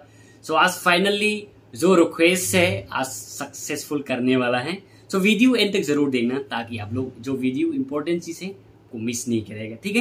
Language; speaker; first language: Hindi; non-native, local second language; Kok Borok